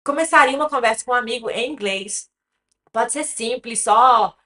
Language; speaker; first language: Portuguese; early bilingual, other home language; English